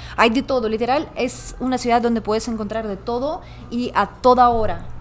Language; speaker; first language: Spanish; non-native, fluent; Russian